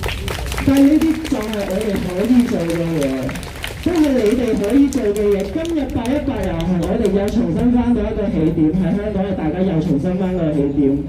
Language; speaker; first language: Cantonese; native; Cantonese